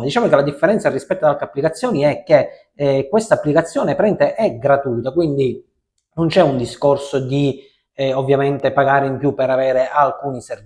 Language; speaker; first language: Italian; native; Italian